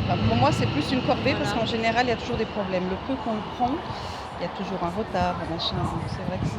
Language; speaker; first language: French; native; French